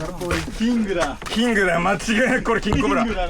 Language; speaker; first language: Japanese; native; Japanese